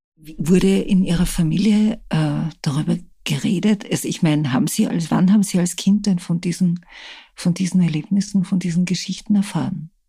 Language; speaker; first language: German; native; German